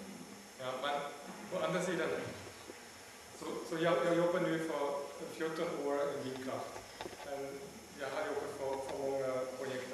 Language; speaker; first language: Swedish; non-native, learner; German